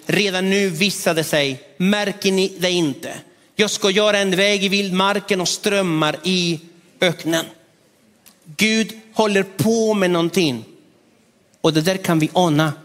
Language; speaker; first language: Swedish; non-native, fluent; Spanish